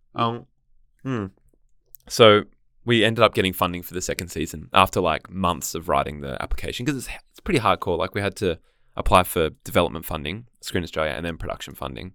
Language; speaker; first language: English; native; English